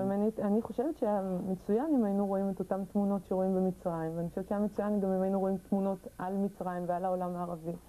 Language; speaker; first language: Hebrew; native; Hebrew